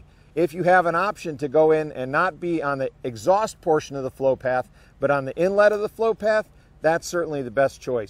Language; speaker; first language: English; native; English